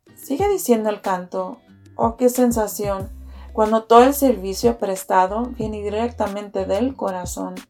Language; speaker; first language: Spanish; early bilingual, heritage; Spanish